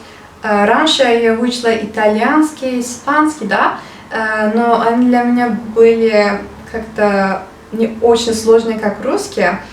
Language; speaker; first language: Russian; non-native, learner; Turkish